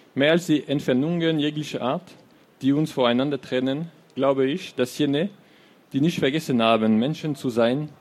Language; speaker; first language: German; non-native, fluent; French